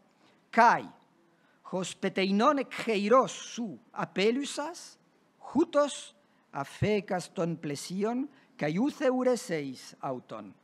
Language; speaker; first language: Greek; non-native, fluent; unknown